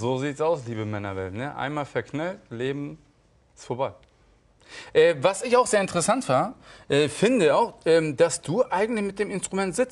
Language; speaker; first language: German; native; German